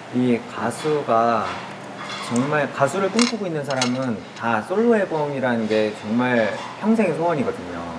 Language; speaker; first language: Korean; native; Korean